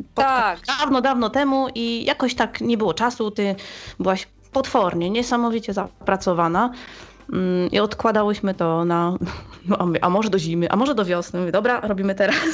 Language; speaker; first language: Polish; native; Polish